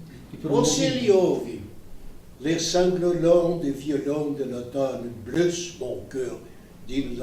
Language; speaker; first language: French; non-native, fluent; Portuguese